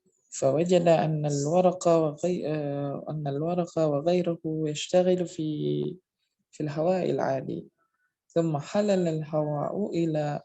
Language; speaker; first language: Arabic; non-native, learner; Indonesian